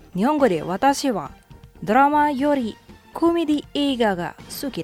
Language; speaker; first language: Japanese; non-native, fluent; Indonesian